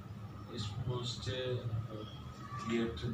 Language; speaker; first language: German; non-native, learner; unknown